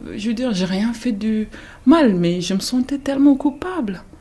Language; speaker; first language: French; non-native, fluent; Tibetan